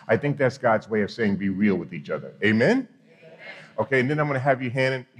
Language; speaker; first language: English; native; English